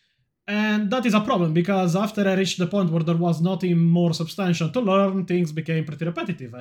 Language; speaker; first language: English; non-native, fluent; Italian